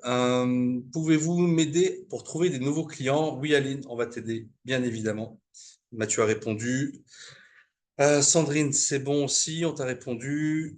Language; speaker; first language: French; native; French